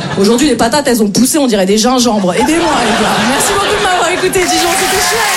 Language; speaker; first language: French; native; French